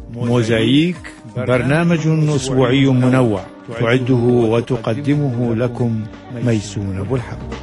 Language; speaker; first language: Arabic; native; Arabic